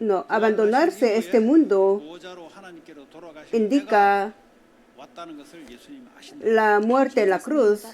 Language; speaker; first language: Spanish; non-native, fluent; Korean